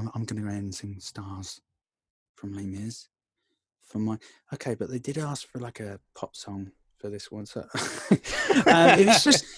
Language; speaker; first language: English; native; English